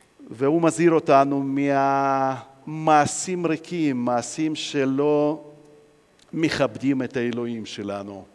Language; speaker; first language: Hebrew; non-native, fluent; Russian